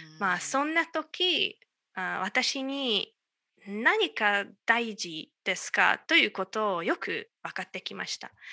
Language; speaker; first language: Japanese; non-native, learner; Hungarian